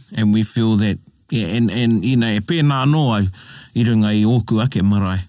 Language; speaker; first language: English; native; English